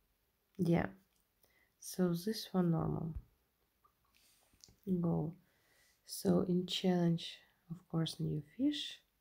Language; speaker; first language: English; non-native, learner; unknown